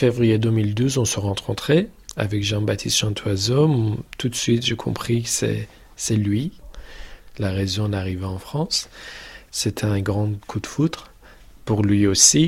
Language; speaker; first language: French; non-native, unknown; Persian